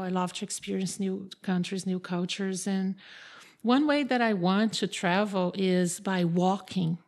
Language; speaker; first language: English; non-native, fluent; Portuguese